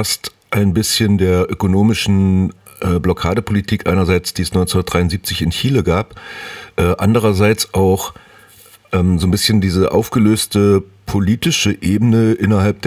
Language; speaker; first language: German; native; German